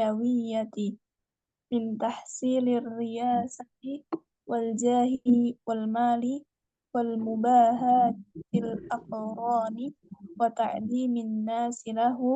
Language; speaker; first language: Arabic; non-native, learner; Indonesian